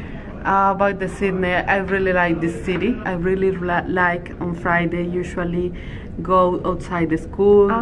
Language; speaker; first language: English; non-native, learner; Spanish